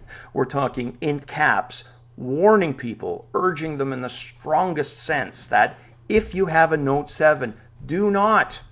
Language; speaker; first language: English; native; English